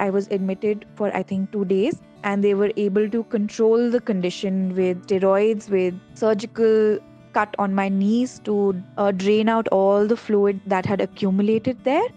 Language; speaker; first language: English; non-native, local second language; Hindi